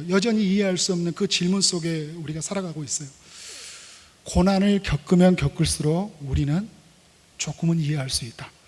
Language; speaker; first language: Korean; native; Korean